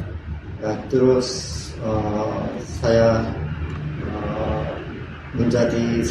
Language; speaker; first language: Indonesian; non-native, learner; Korean